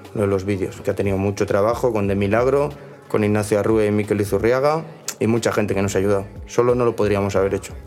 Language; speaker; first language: Spanish; native; Spanish